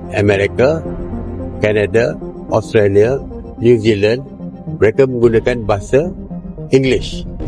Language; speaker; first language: Malay; native; Malay